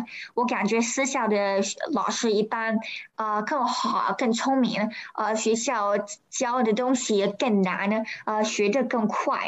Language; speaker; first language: Chinese; early bilingual, heritage; Chinese